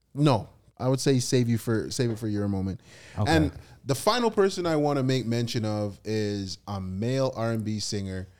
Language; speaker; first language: English; native; English